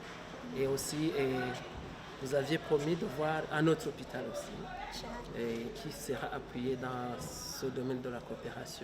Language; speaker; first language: French; non-native, local second language; Rundi